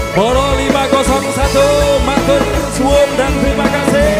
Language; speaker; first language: Indonesian; native; Indonesian